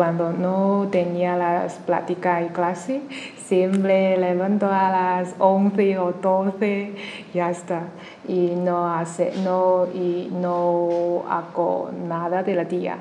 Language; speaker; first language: Spanish; non-native, learner; Chinese